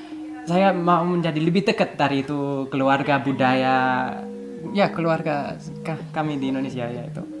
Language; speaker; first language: Indonesian; early bilingual, heritage; English